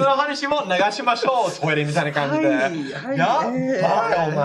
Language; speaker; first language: Japanese; non-native, fluent; English